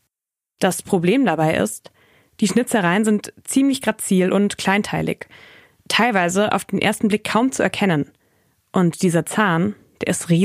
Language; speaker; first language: German; native; German